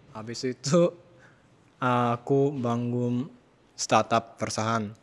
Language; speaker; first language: Indonesian; non-native, fluent; Japanese